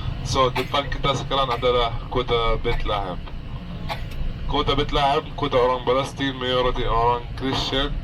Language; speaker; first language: Indonesian; non-native, fluent; Arabic